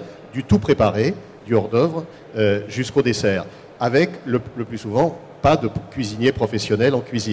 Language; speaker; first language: French; native; French